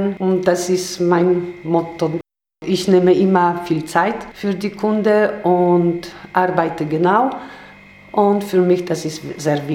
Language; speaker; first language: German; non-native, learner; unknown